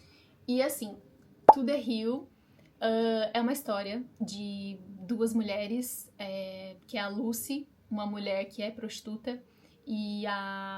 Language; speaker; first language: Portuguese; native; Portuguese